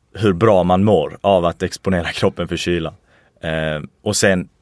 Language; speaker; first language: Swedish; native; Swedish